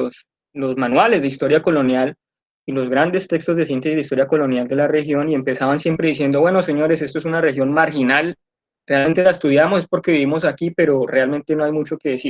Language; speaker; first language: Spanish; native; Spanish